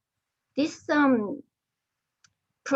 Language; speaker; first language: English; native; English